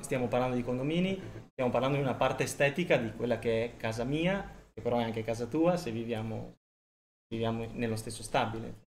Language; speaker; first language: Italian; native; Italian